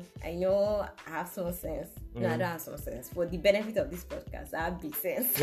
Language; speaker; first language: English; non-native, local second language; Igbo